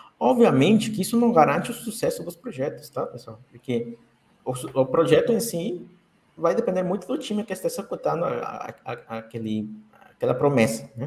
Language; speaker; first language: Portuguese; non-native, fluent; Spanish